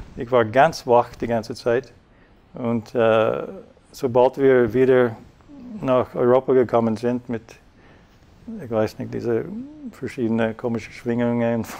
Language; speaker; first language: German; non-native, fluent; English